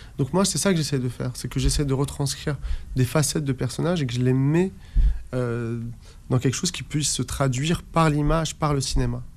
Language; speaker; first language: French; early bilingual, other home language; Arabic